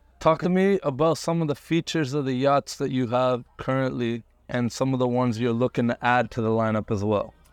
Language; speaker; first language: English; early bilingual, other home language; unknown